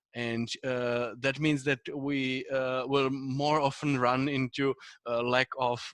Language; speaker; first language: English; non-native, fluent; Czech